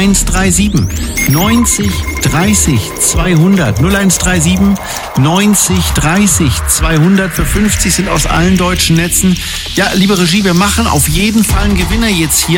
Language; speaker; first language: German; native; German